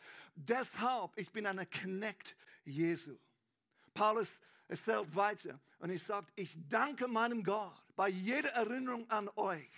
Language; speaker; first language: German; non-native, learner; English